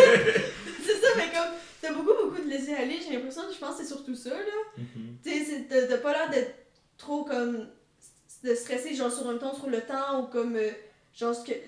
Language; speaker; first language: French; native; French